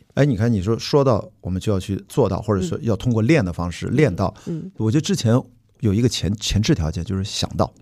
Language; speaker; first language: Chinese; native; Chinese